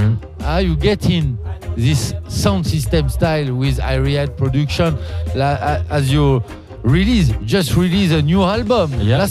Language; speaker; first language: English; non-native, learner; French